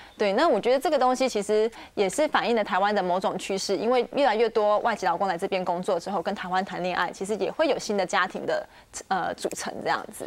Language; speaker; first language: Chinese; native; Chinese